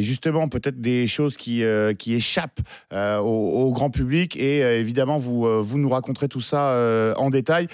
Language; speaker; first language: French; native; French